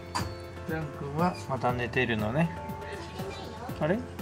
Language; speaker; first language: Japanese; native; Japanese